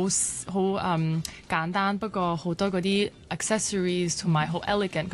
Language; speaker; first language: Cantonese; early bilingual, other home language; French